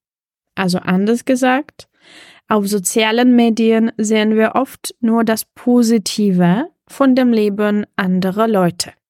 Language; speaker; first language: German; non-native, fluent; Czech